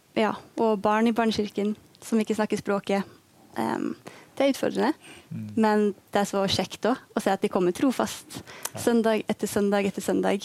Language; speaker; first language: Norwegian; native; Norwegian